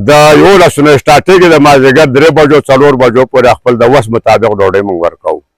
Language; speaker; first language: Pashto; non-native, local second language; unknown